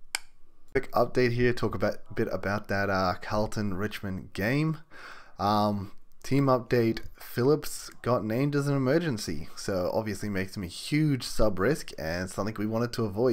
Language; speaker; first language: English; native; English